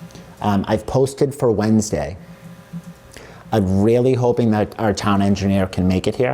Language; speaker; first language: English; native; English